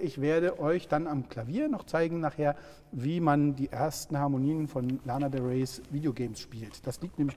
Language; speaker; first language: German; native; German